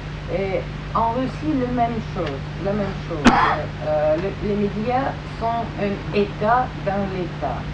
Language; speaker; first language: French; non-native, fluent; Russian